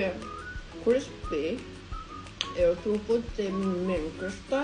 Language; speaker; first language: Lithuanian; non-native, learner; Japanese